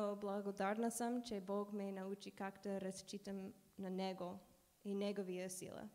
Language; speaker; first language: Bulgarian; non-native, learner; English